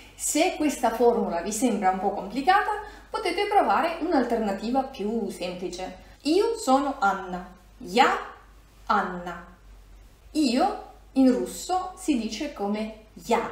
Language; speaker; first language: Italian; non-native, fluent; Russian